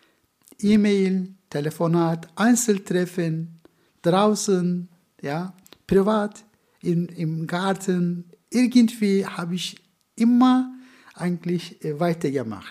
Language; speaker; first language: German; non-native, fluent; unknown